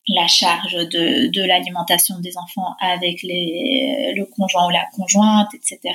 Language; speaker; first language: French; early bilingual, heritage; Spanish